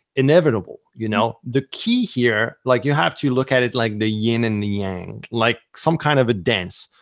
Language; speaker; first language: English; non-native, fluent; French